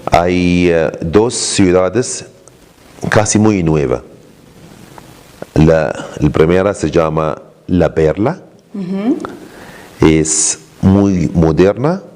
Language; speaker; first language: Spanish; non-native, learner; Arabic